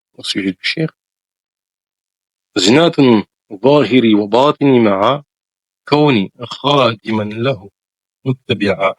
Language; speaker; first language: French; non-native, local second language; Wolof